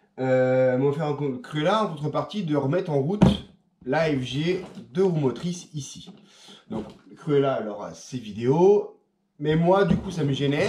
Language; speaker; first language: French; native; French